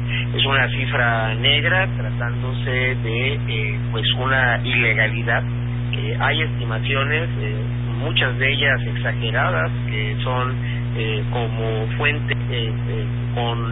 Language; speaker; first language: Spanish; native; Spanish